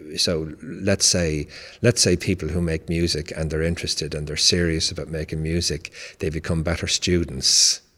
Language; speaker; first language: English; native; English